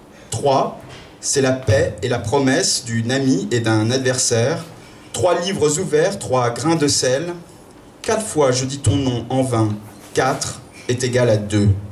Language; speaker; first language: French; native; French